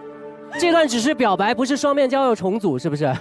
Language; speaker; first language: Chinese; native; Chinese